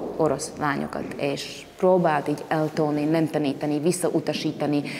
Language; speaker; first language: Hungarian; non-native, fluent; Latvian